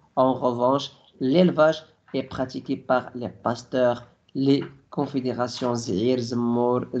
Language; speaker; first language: French; non-native, local second language; Arabic